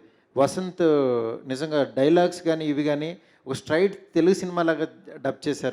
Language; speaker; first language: Telugu; native; Telugu